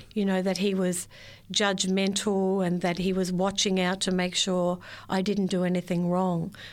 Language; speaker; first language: English; native; English